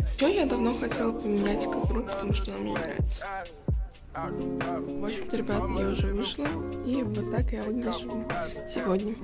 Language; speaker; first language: Russian; non-native, local second language; Azerbaijani